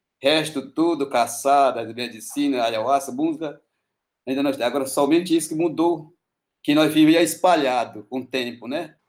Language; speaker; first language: Portuguese; non-native, local second language; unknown